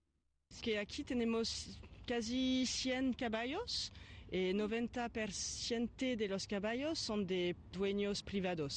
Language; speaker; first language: Spanish; non-native, fluent; French